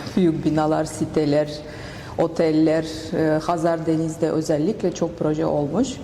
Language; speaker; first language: Turkish; non-native, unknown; Russian